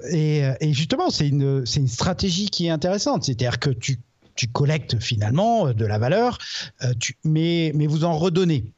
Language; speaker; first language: French; native; French